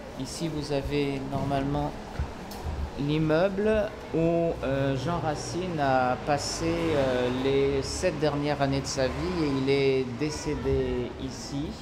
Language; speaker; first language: French; native; French